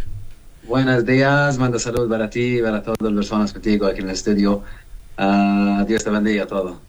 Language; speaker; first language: Spanish; non-native, learner; Arabic